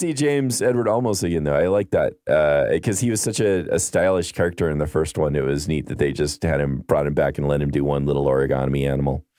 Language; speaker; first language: English; native; English